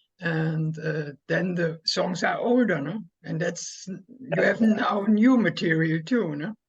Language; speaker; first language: English; non-native, learner; German